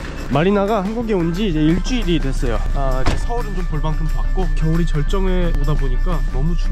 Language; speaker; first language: Korean; native; Korean